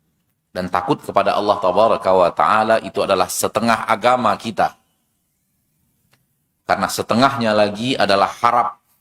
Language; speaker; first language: Indonesian; native; Indonesian